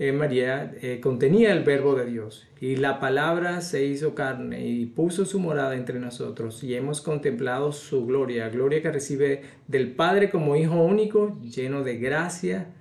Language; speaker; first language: Spanish; native; Spanish